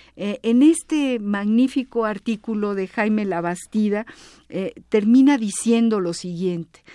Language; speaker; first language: Spanish; native; Spanish